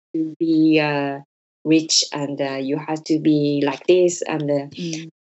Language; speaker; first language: English; non-native, learner; Japanese